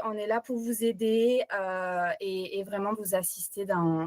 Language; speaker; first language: French; native; French